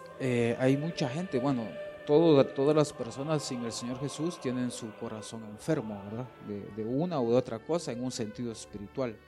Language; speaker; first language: Spanish; native; Spanish